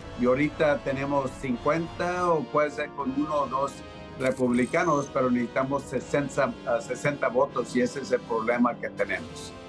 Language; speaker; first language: Spanish; early bilingual, heritage; Spanish